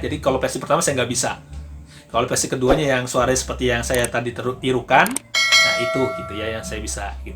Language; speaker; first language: Indonesian; native; Indonesian